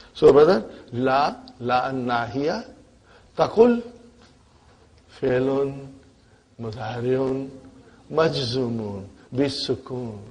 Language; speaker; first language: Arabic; non-native, fluent; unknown